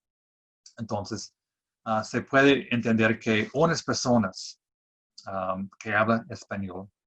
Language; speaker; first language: Spanish; non-native, fluent; English